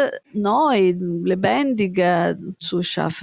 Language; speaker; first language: German; non-native, fluent; Italian